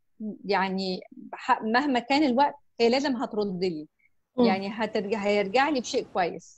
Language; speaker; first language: Arabic; native; Arabic